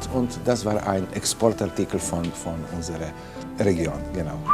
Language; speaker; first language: German; non-native, learner; Slovenian